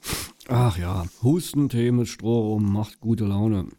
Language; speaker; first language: German; native; German